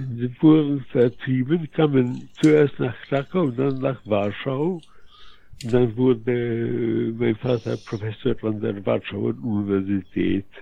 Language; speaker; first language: German; non-native, fluent; Polish